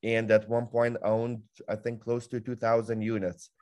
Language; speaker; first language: English; non-native, fluent; Lithuanian